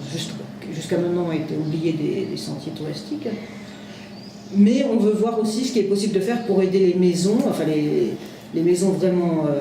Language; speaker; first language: French; native; French